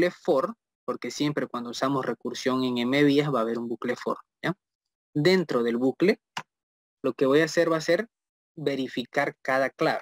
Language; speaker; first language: Spanish; native; Spanish